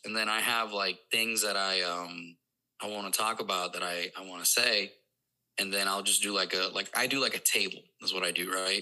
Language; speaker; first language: English; non-native, fluent; Spanish